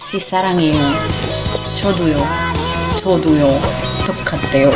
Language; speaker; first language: Korean; non-native, learner; Indonesian